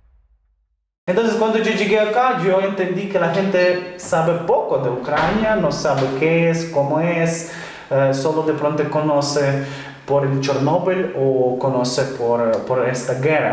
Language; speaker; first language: Spanish; non-native, fluent; Ukrainian